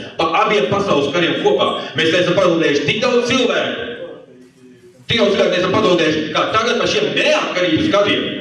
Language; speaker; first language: Latvian; native; Latvian